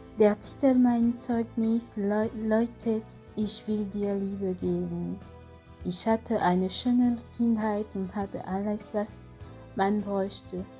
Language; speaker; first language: German; non-native, fluent; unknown